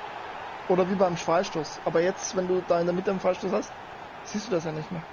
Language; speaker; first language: German; native; German